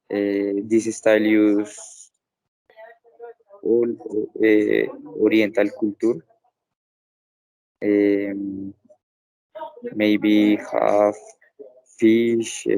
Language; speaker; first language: English; non-native, learner; Spanish